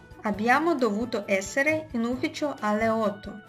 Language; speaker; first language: Italian; non-native, fluent; Russian